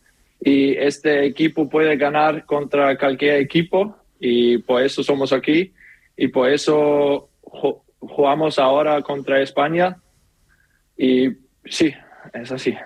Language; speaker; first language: Spanish; non-native, learner; German